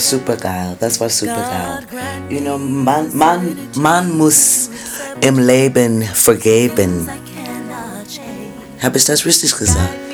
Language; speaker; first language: German; non-native, fluent; English